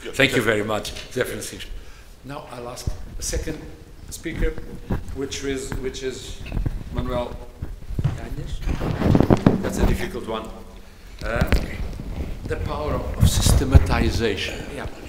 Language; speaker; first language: English; non-native, fluent; Portuguese